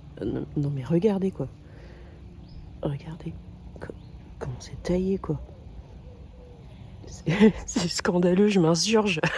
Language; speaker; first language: French; native; French